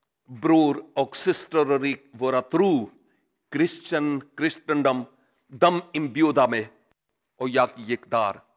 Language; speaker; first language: Swedish; non-native, learner; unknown